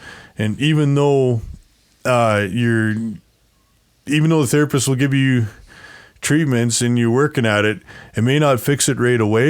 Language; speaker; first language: English; native; English